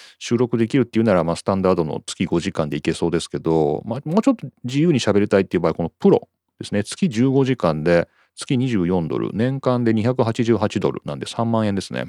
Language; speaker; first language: Japanese; native; Japanese